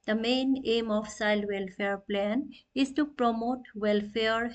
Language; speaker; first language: English; non-native, local second language; Assamese